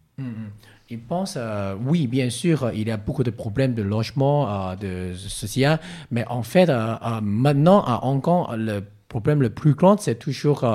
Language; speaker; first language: French; non-native, learner; Cantonese